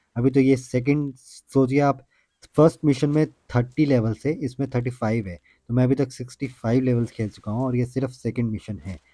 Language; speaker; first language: Hindi; native; Hindi